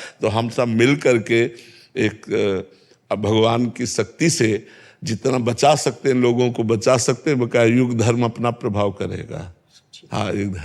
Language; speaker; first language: Hindi; native; Hindi